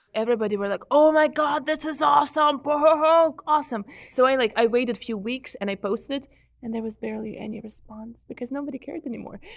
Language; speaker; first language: English; non-native, fluent; Ukrainian